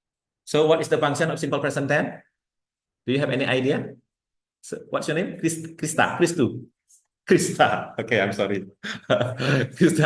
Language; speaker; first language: English; non-native, fluent; Indonesian